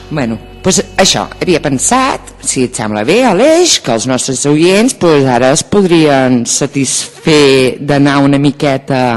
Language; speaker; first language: Catalan; native; Catalan